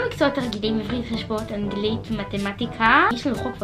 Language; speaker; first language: Hebrew; native; Hebrew